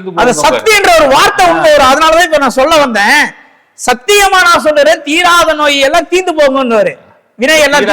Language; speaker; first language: Tamil; native; Tamil